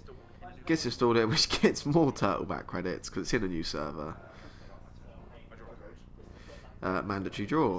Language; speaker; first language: English; native; English